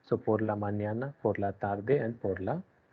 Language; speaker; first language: Spanish; non-native, learner; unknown